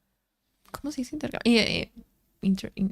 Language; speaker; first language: Spanish; native; Spanish